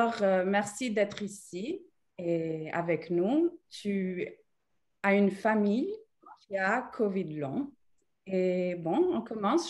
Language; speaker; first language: French; non-native, fluent; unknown